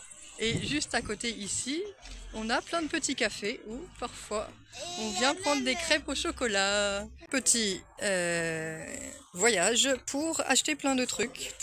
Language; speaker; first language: French; native; French